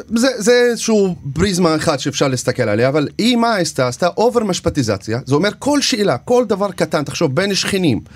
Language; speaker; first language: Hebrew; non-native, local second language; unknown